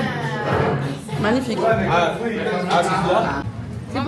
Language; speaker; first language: French; native; French